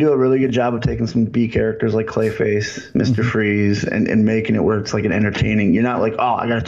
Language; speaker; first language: English; native; English